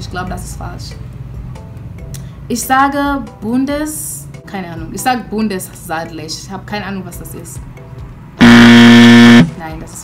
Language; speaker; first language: German; non-native, fluent; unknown